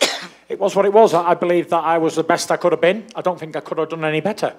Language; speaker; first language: English; native; English